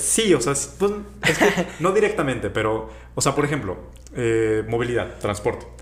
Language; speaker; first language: Spanish; native; Spanish